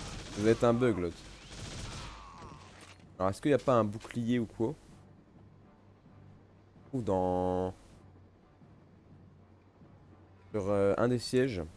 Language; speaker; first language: French; native; French